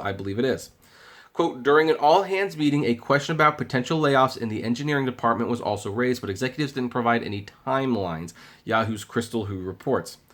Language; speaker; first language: English; native; English